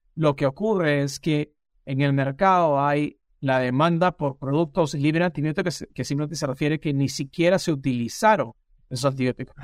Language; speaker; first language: Spanish; native; Spanish